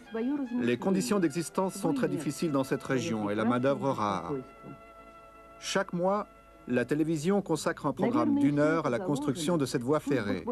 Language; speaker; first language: French; native; French